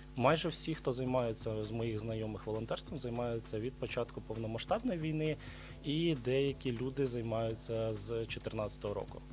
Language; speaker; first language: Ukrainian; native; Ukrainian